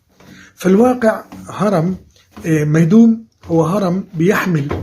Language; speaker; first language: Arabic; native; Arabic